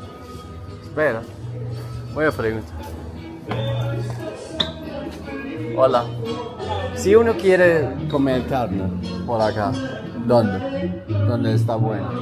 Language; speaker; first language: Spanish; non-native, fluent; Swedish